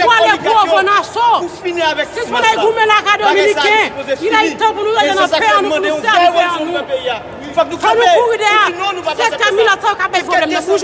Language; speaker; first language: Haitian Creole; native; Haitian Creole